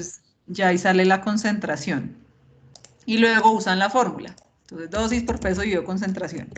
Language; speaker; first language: Spanish; native; Spanish